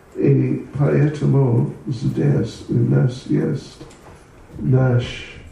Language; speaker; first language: Russian; non-native, learner; English